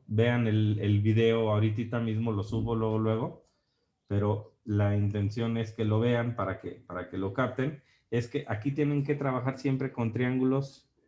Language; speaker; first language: Spanish; native; Spanish